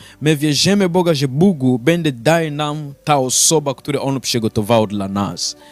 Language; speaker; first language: Polish; non-native, learner; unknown